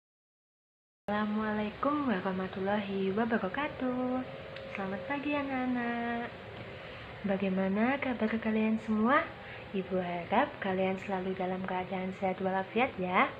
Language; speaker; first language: Indonesian; native; Indonesian